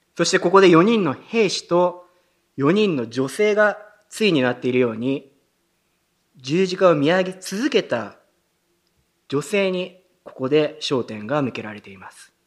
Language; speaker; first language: Japanese; native; Japanese